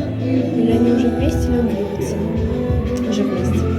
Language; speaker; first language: Russian; native; Russian